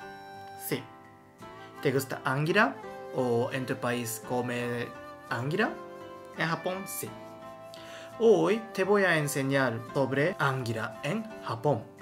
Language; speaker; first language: Spanish; non-native, learner; Japanese